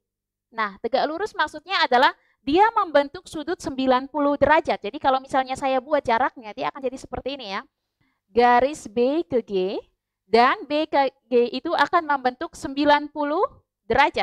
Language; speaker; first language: Indonesian; native; Indonesian